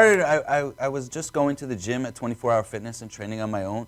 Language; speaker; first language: English; native; English